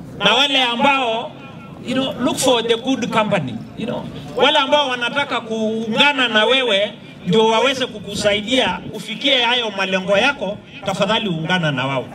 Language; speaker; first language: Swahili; non-native, local second language; Masai